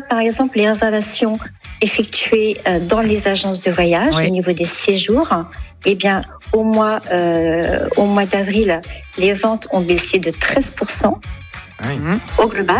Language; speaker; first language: French; native; French